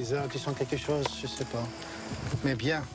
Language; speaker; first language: French; non-native, fluent; Greek